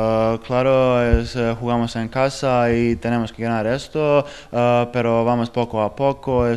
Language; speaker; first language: Spanish; non-native, fluent; Bosnian